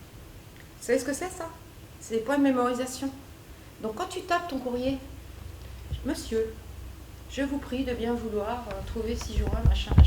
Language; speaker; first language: French; native; French